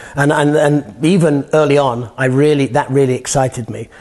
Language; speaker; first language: English; native; English